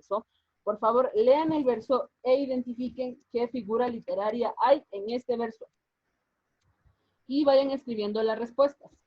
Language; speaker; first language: Spanish; native; Spanish